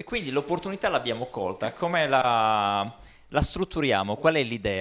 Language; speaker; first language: Italian; native; Italian